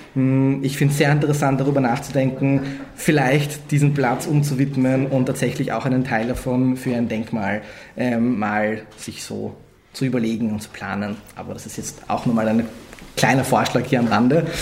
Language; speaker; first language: German; native; German